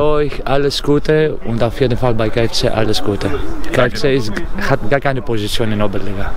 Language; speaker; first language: German; non-native, learner; Greek